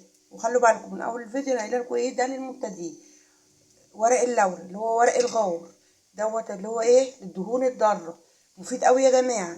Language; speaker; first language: Arabic; native; Arabic